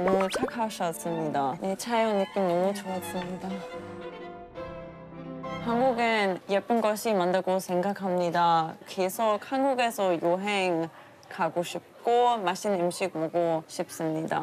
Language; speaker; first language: Korean; non-native, learner; German